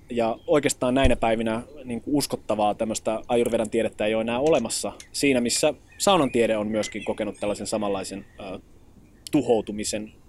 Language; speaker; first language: Finnish; early bilingual, other home language; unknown